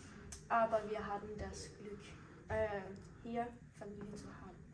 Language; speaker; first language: German; non-native, learner; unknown